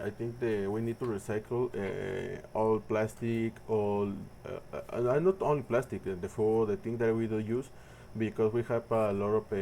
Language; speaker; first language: English; non-native, learner; Spanish